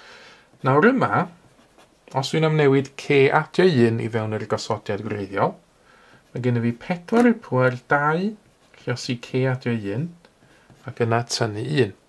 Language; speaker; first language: Welsh; native; Welsh